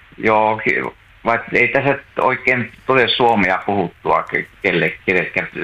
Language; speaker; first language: Finnish; native; Finnish